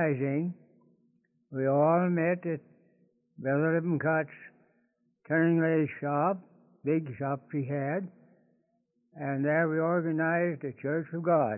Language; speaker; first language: English; native; English